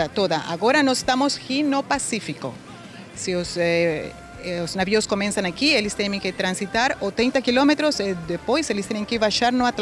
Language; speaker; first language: Portuguese; non-native, learner; Spanish